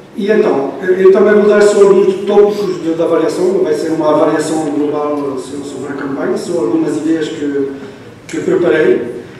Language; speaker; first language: Portuguese; non-native, fluent; Italian